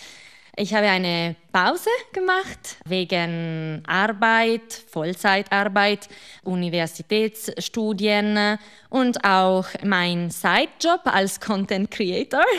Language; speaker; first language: German; non-native, local second language; Italian